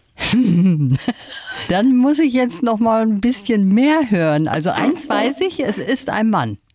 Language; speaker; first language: German; native; German